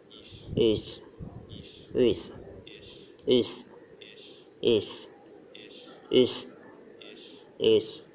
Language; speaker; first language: English; non-native, learner; Vietnamese